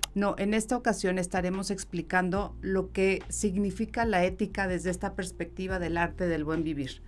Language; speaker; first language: Spanish; native; Spanish